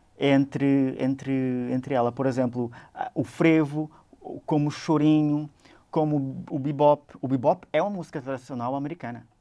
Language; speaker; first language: Portuguese; native; Portuguese